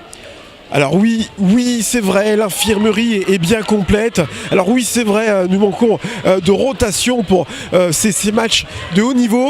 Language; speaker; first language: French; native; French